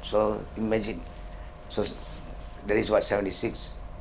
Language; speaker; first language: English; non-native, local second language; Tamil